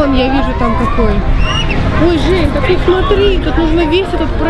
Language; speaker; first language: Russian; native; Russian